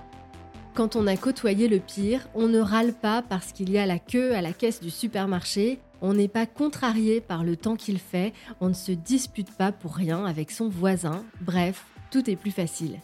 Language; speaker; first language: French; native; French